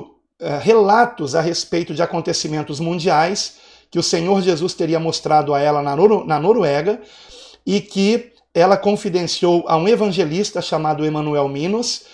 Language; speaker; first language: Portuguese; native; Portuguese